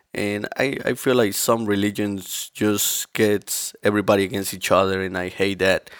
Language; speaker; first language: English; early bilingual, other home language; Spanish